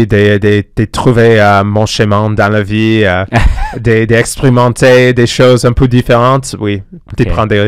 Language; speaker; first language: French; non-native, fluent; English